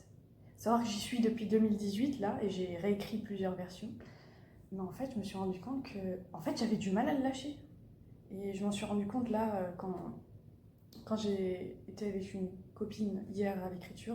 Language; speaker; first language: French; native; French